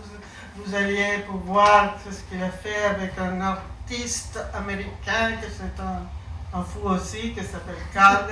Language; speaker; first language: French; non-native, learner; Spanish